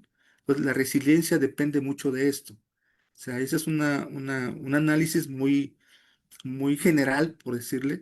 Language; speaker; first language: Spanish; native; Spanish